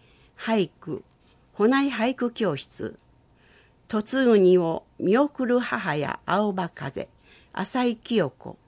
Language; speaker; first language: Japanese; native; Japanese